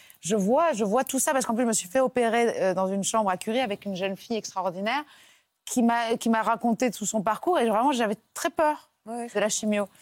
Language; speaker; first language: French; native; French